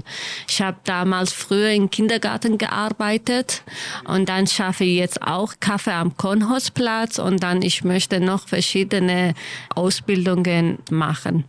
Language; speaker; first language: German; non-native, learner; Kurdish